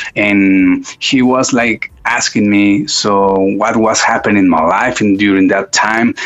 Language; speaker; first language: English; non-native, fluent; Spanish